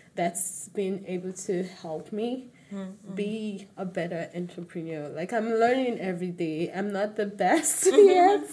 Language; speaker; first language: English; non-native, local second language; Yoruba